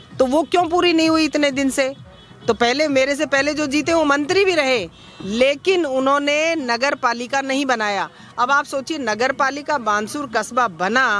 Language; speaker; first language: Hindi; native; Hindi